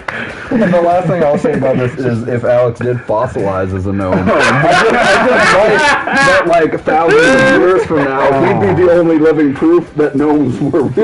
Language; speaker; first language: English; native; English